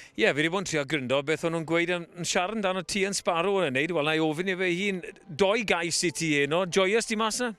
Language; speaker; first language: Welsh; native; Welsh